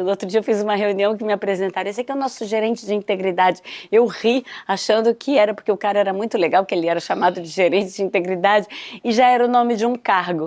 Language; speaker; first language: Portuguese; native; Portuguese